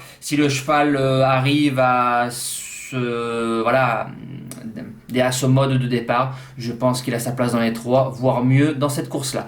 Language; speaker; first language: French; native; French